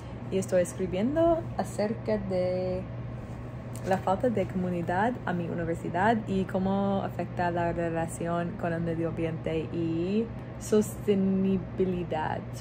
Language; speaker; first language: Spanish; non-native, learner; English